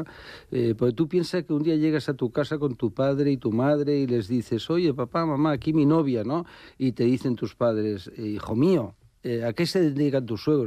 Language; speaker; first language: Spanish; native; Spanish